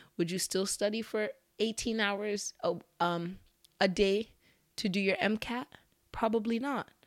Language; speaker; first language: English; early bilingual, other home language; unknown